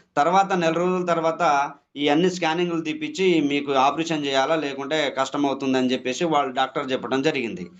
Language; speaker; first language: Telugu; non-native, local second language; Lambadi